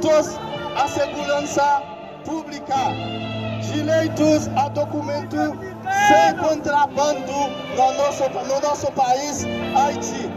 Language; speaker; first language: Portuguese; non-native, fluent; Haitian Creole